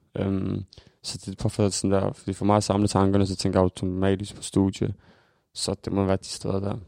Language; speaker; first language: Danish; early bilingual, other home language; Albanian